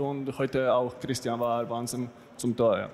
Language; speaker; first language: German; non-native, learner; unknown